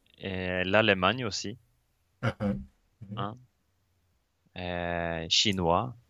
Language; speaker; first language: French; non-native, learner; Swedish